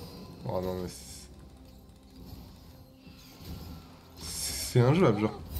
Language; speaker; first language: French; native; French